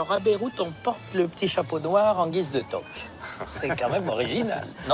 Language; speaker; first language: French; native; French